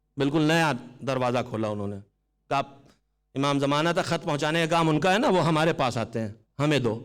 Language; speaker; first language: Urdu; native; Urdu